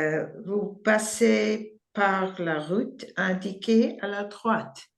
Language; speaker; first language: French; non-native, learner; English